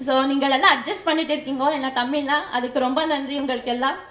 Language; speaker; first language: Tamil; non-native, learner; Kannada